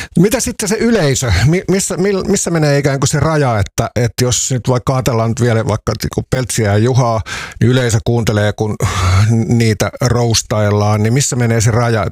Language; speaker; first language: Finnish; native; Finnish